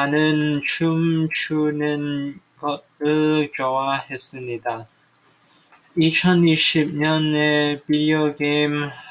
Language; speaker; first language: Korean; non-native, learner; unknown